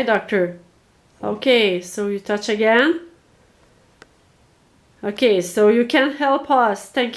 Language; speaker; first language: English; non-native, learner; French